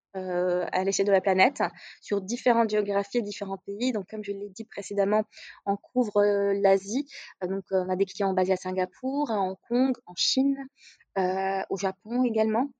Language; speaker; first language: French; non-native, local second language; Arabic